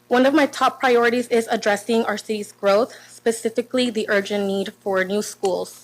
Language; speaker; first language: English; non-native, fluent; Spanish